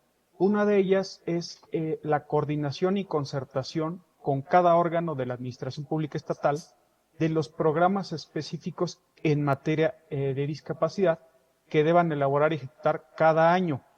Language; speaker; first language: Spanish; native; Spanish